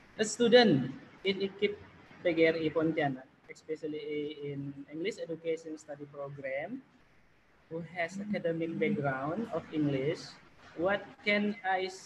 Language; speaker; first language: English; non-native, fluent; Indonesian